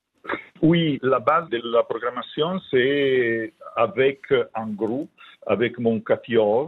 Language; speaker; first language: French; non-native, learner; Italian